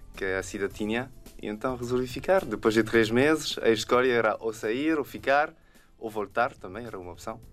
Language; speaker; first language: Portuguese; non-native, fluent; French